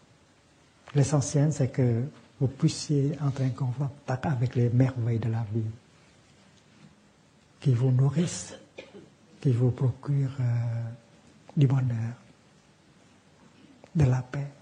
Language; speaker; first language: French; non-native, fluent; Vietnamese